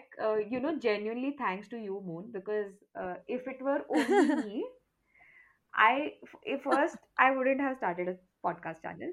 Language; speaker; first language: English; non-native, local second language; Kannada